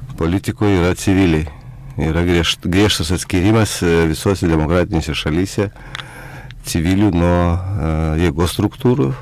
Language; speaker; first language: Lithuanian; native; Lithuanian